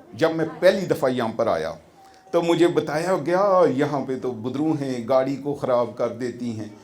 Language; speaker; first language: Urdu; non-native, local second language; Punjabi